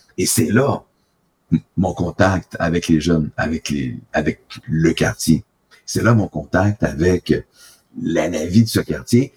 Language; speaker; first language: French; native; French